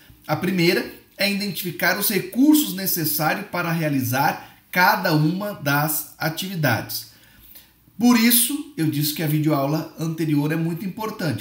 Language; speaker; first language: Portuguese; native; Portuguese